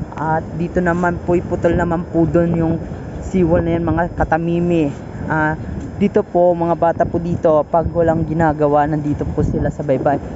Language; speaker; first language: Filipino; non-native, local second language; Bikol